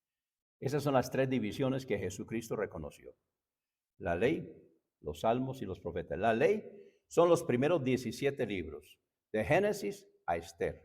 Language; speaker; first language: Spanish; native; Spanish